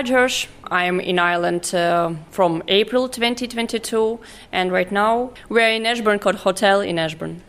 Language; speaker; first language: English; non-native, fluent; Ukrainian